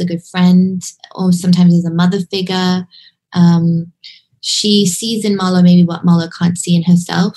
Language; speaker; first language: English; native; English